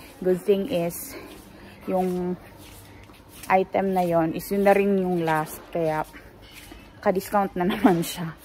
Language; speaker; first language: Filipino; non-native, local second language; Cebuano